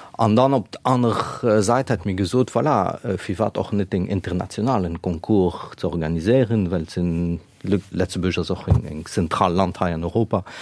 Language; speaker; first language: Luxembourgish; non-native, fluent; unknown